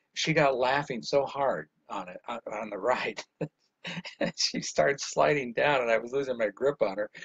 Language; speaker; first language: English; native; English